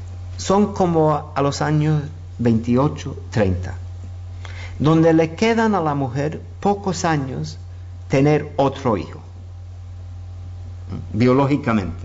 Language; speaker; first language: Spanish; non-native, fluent; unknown